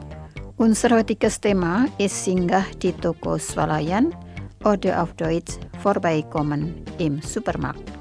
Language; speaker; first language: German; non-native, fluent; Indonesian